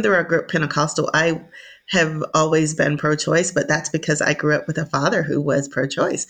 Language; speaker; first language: English; native; English